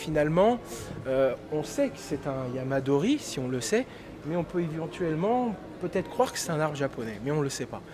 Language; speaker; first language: French; native; French